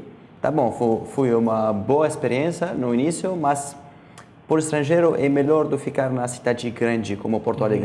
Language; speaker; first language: Portuguese; non-native, learner; Arabic